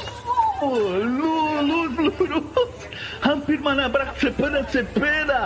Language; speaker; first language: Indonesian; non-native, learner; Portuguese